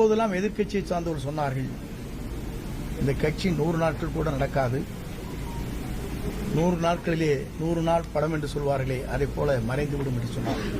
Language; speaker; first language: Tamil; native; Tamil